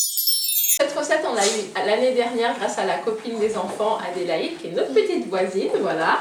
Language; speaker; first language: French; native; French